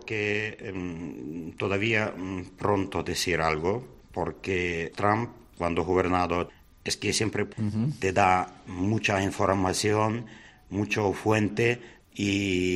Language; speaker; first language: Spanish; non-native, learner; Ukrainian